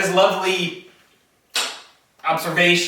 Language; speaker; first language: English; native; English